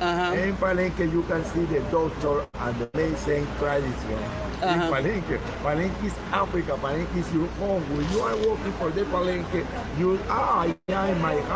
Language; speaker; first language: English; non-native, learner; Spanish